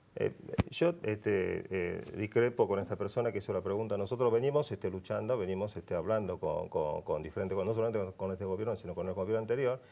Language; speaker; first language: Spanish; non-native, fluent; Korean